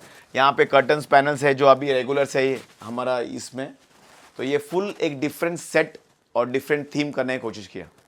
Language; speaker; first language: Hindi; non-native, local second language; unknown